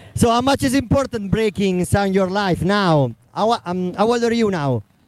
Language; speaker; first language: English; non-native, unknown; Italian